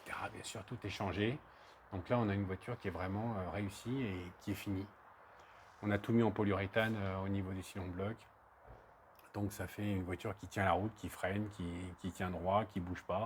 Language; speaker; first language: French; native; French